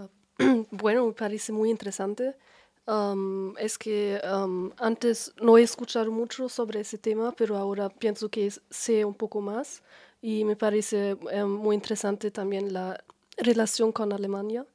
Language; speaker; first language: Spanish; non-native, learner; German